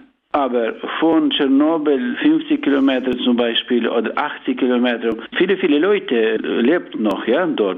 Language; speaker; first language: German; non-native, learner; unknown